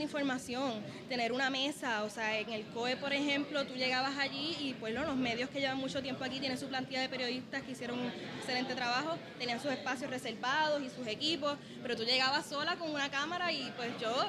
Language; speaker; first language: Spanish; native; Spanish